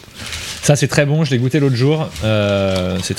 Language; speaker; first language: French; native; French